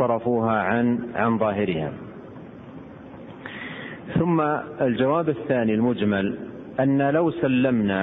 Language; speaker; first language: Arabic; native; Arabic